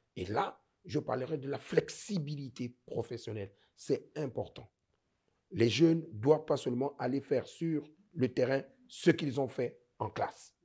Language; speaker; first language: French; native; French